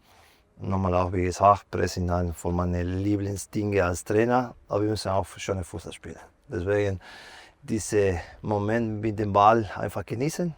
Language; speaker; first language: German; non-native, fluent; Spanish